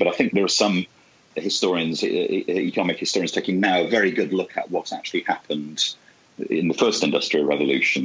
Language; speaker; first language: English; native; English